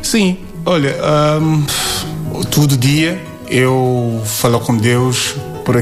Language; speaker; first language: Portuguese; non-native, learner; Yoruba